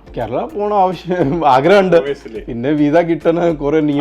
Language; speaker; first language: Malayalam; non-native, fluent; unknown